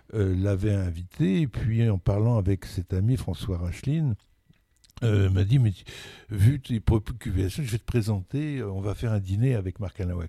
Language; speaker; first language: French; native; French